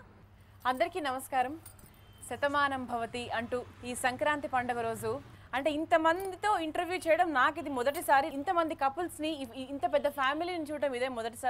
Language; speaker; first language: Telugu; native; Telugu